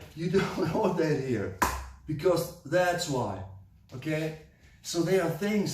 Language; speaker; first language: English; non-native, fluent; German